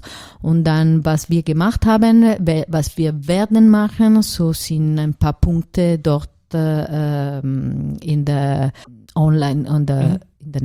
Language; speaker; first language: German; non-native, fluent; Italian